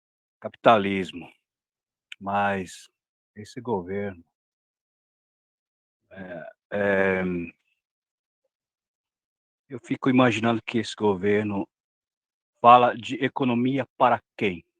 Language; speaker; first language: Portuguese; non-native, local second language; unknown